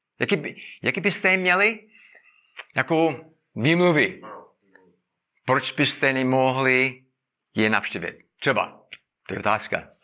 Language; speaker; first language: Czech; non-native, fluent; English